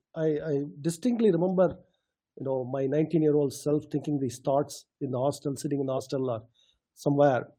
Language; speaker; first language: English; non-native, local second language; Tamil